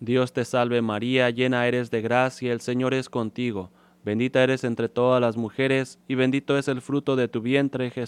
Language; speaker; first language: Spanish; native; Spanish